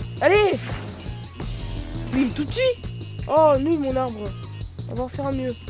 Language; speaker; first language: French; native; French